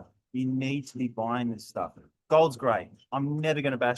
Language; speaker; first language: English; native; English